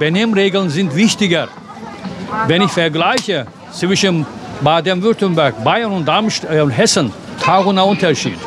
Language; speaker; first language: German; non-native, fluent; Turkish